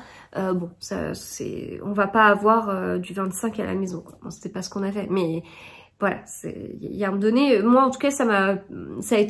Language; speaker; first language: French; native; French